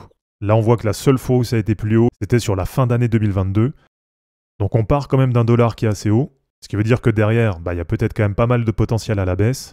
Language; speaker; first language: French; native; French